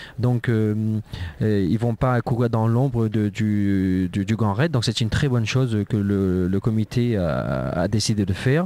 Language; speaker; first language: French; native; French